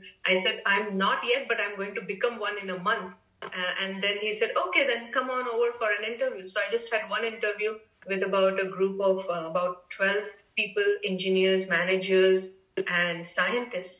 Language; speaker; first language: English; non-native, local second language; Marathi